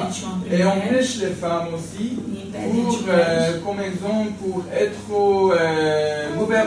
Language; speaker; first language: French; non-native, fluent; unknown